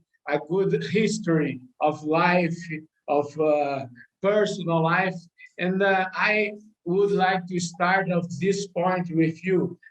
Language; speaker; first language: English; non-native, learner; Portuguese